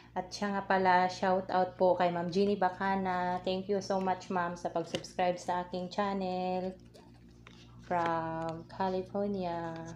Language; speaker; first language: Filipino; non-native, local second language; Cebuano